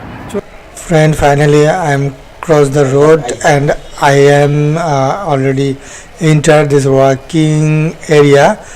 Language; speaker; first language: English; non-native, learner; Bangla